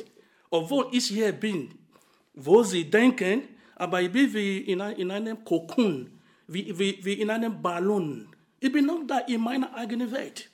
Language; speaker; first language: German; non-native, fluent; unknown